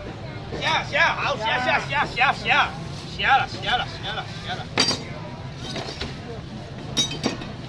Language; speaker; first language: Chinese; native; Chinese